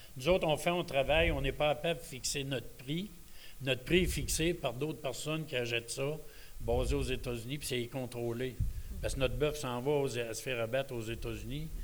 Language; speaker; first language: French; native; French